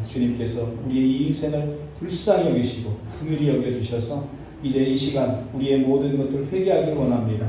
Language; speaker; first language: Korean; native; Korean